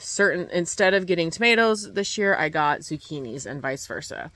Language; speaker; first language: English; native; English